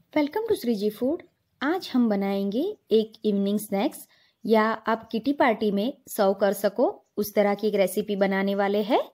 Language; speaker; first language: Hindi; non-native, local second language; Gujarati